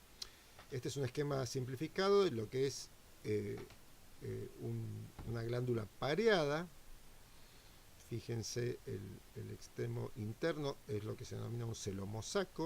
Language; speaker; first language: Spanish; native; Spanish